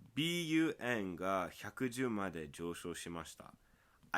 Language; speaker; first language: Japanese; non-native, fluent; English